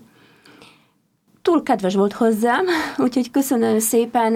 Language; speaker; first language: Hungarian; non-native, fluent; Polish